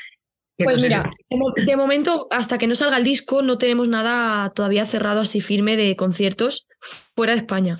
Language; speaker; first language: Spanish; native; Spanish